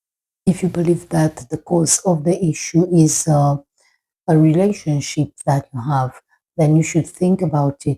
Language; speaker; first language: English; non-native, fluent; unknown